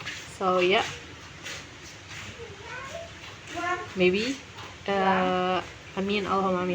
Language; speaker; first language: English; non-native, learner; Indonesian